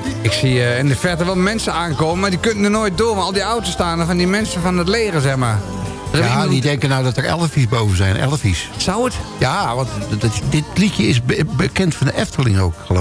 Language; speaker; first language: Dutch; native; Dutch